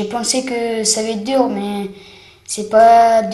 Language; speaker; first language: French; non-native, learner; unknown